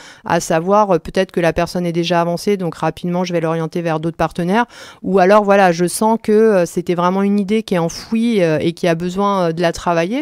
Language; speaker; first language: French; native; French